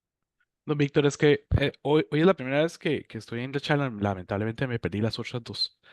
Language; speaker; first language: Spanish; native; Spanish